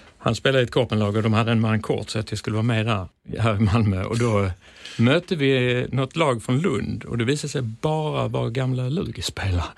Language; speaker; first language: Swedish; native; Swedish